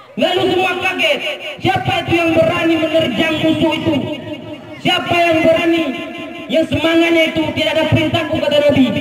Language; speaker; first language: Indonesian; non-native, local second language; Achinese